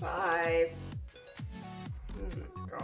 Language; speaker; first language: English; native; English